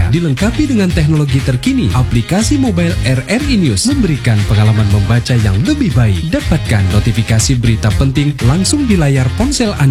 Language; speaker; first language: Indonesian; native; Indonesian